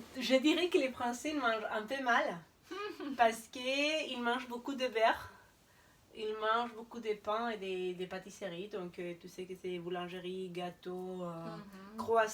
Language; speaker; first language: French; non-native, fluent; Spanish